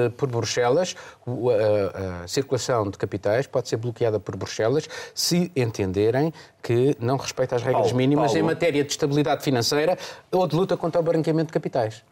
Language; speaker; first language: Portuguese; native; Portuguese